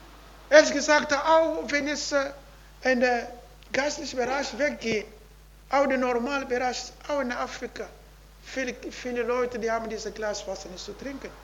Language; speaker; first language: German; non-native, learner; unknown